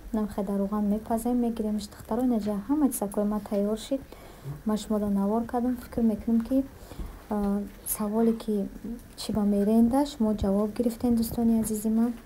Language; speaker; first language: Tajik; early bilingual, heritage; Tajik